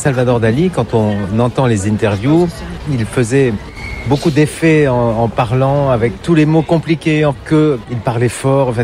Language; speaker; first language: French; native; French